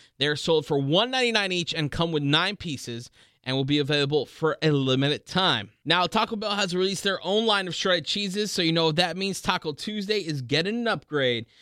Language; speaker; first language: English; native; English